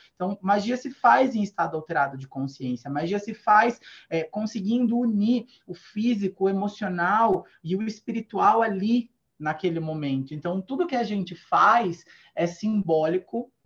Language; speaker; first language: Portuguese; native; Portuguese